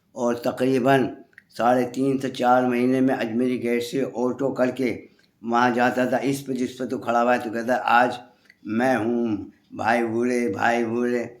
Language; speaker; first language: Urdu; native; Urdu